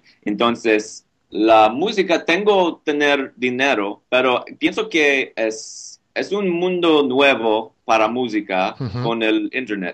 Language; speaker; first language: Spanish; non-native, learner; English